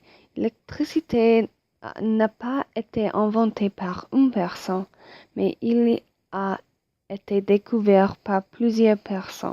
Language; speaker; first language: French; non-native, learner; English